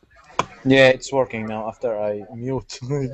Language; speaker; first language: English; non-native, learner; Arabic